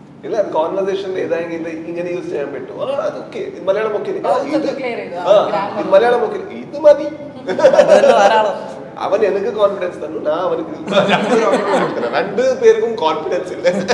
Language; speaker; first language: Malayalam; non-native, learner; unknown